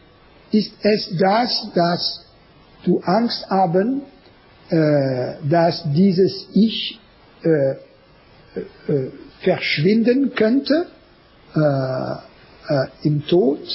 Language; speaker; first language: German; non-native, learner; French